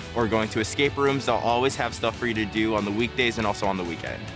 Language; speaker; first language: English; native; English